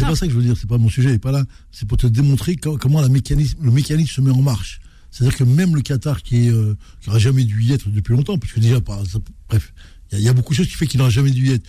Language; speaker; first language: French; native; French